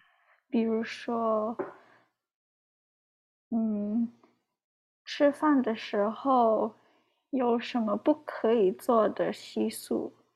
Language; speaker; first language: Chinese; non-native, learner; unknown